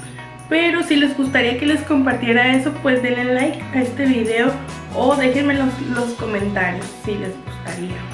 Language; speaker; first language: Spanish; native; Spanish